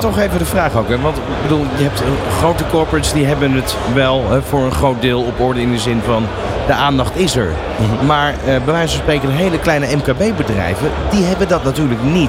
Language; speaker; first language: Dutch; native; Dutch